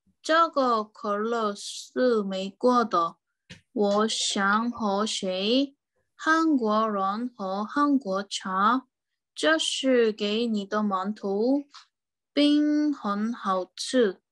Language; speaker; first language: Chinese; non-native, learner; Korean